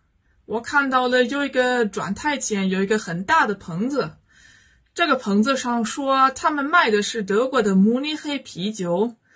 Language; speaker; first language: Chinese; non-native, fluent; German